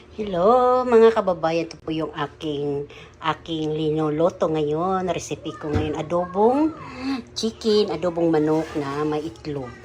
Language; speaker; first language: Filipino; non-native, local second language; Cebuano